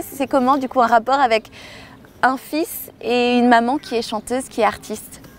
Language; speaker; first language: French; native; French